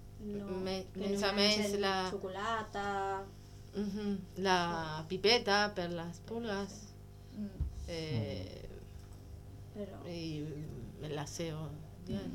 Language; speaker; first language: Catalan; non-native, learner; Spanish